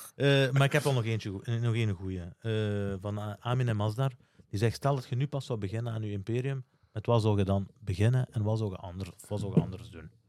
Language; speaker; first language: Dutch; early bilingual, other home language; Turkish